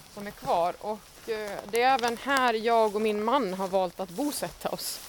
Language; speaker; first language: Swedish; native; Swedish